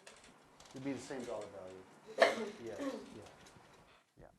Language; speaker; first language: English; native; English